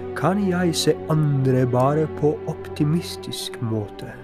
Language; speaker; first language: Norwegian; non-native, fluent; Polish